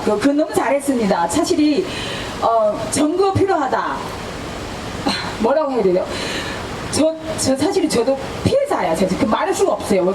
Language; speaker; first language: Korean; non-native, fluent; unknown